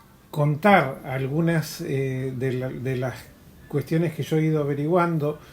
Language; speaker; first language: Spanish; native; Spanish